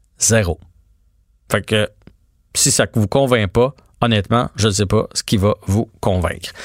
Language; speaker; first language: French; native; French